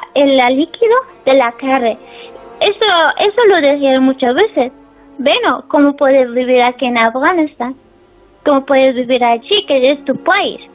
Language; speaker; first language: Spanish; non-native, learner; Persian